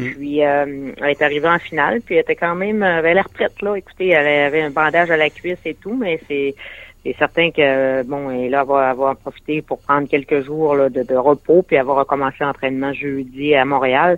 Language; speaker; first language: French; native; French